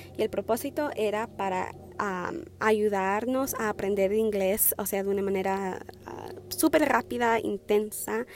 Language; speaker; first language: Spanish; early bilingual, heritage; Spanish